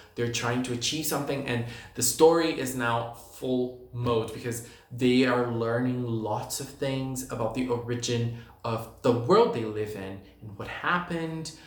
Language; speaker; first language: English; non-native, fluent; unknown